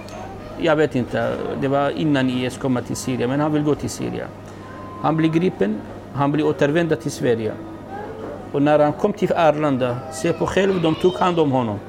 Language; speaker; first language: Swedish; non-native, learner; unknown